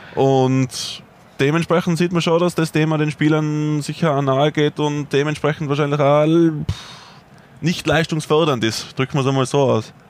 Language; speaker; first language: German; native; German